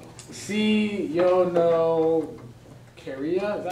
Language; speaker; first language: Spanish; non-native, learner; English